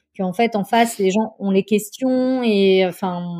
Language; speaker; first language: French; native; French